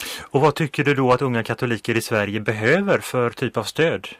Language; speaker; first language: Swedish; native; Swedish